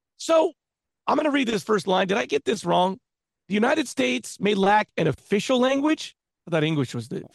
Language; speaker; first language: English; native; English